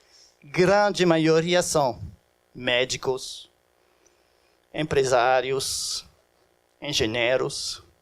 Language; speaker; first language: Portuguese; non-native, fluent; French